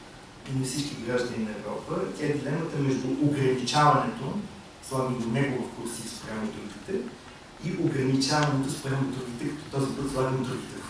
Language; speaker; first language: Bulgarian; native; Bulgarian